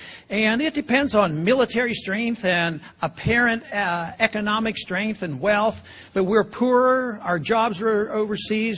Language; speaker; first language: English; native; English